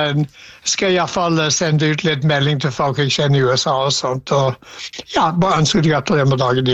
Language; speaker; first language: Norwegian; non-native, fluent; English